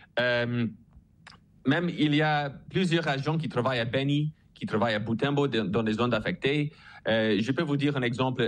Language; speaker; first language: French; non-native, local second language; English